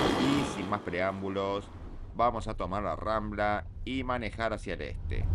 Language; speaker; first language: Spanish; native; Spanish